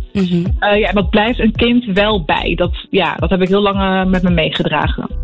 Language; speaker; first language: Dutch; early bilingual, other home language; Arabic